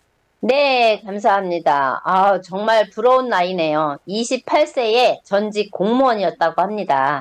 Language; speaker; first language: Korean; native; Korean